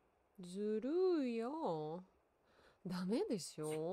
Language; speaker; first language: Japanese; non-native, learner; Russian